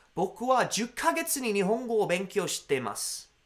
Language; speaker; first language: Japanese; non-native, learner; English